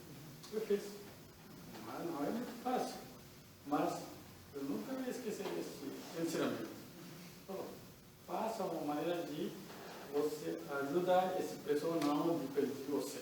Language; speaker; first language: Portuguese; non-native, learner; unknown